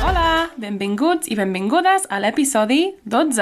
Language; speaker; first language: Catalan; non-native, fluent; English